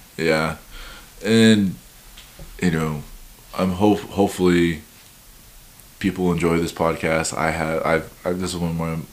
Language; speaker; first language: English; native; English